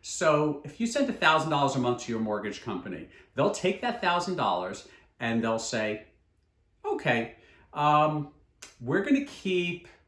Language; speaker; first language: English; native; English